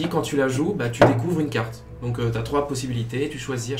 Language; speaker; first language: French; native; French